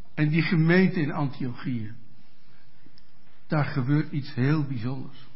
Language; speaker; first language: Dutch; native; Dutch